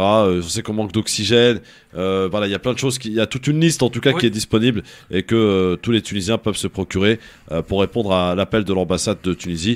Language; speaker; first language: French; native; French